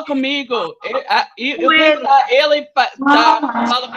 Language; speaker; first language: Portuguese; non-native, learner; English